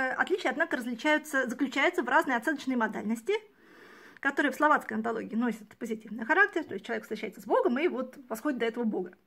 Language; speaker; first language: Russian; native; Russian